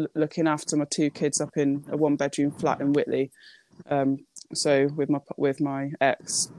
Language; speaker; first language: English; early bilingual, other home language; Japanese